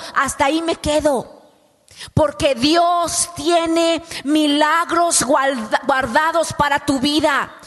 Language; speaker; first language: Spanish; native; Spanish